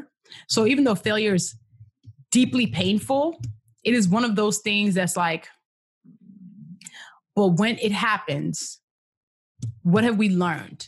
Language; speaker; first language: English; non-native, local second language; Yoruba